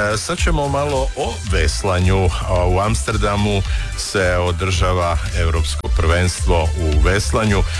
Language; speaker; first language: Croatian; native; Croatian